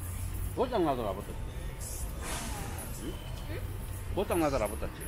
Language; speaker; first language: Russian; non-native, learner; Korean